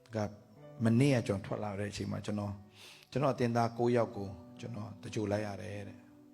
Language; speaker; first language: Burmese; non-native, local second language; Tedim Chin